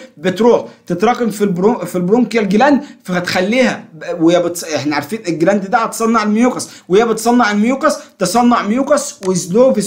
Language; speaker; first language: Arabic; native; Arabic